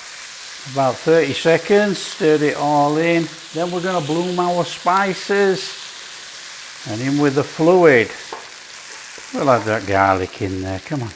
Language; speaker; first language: English; native; English